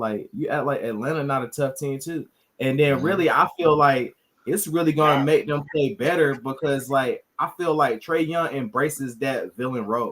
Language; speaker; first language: English; native; English